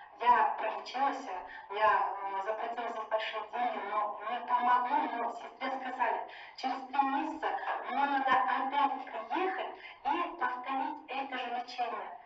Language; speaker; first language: Russian; native; Russian